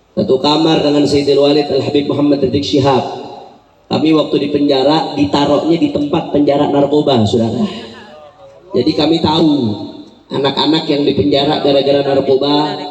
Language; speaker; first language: Indonesian; native; Indonesian